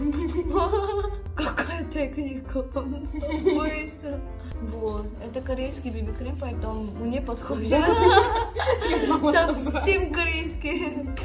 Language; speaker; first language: Russian; non-native, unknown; Korean